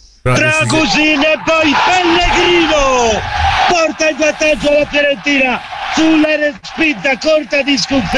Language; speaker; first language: Italian; native; Italian